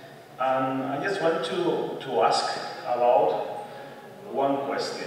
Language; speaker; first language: English; non-native, fluent; Spanish